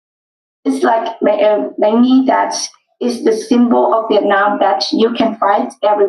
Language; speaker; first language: English; non-native, learner; Vietnamese